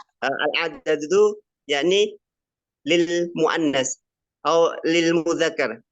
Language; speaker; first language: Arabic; non-native, learner; Indonesian